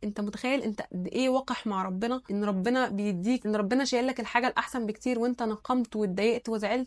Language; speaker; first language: Arabic; native; Arabic